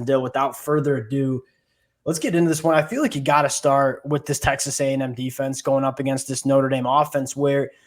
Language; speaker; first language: English; native; English